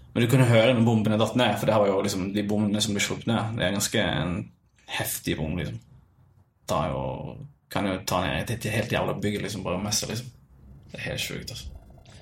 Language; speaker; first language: Norwegian; early bilingual, other home language; Bosnian